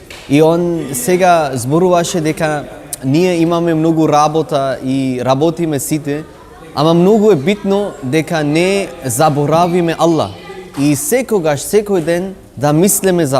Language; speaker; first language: Macedonian; non-native, local second language; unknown